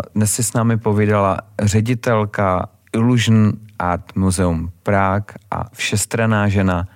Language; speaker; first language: Czech; native; Czech